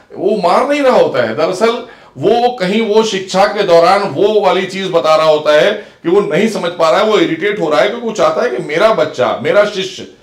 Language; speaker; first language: Hindi; native; Hindi